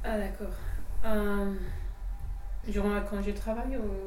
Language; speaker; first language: French; non-native, fluent; English